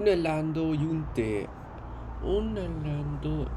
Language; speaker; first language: Spanish; non-native, learner; English